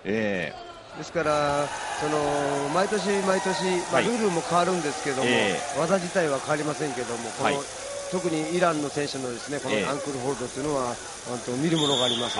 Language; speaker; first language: Japanese; native; Japanese